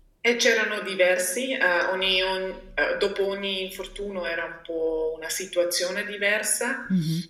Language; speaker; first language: Italian; non-native, local second language; German